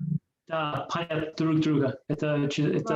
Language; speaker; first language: Russian; non-native, learner; English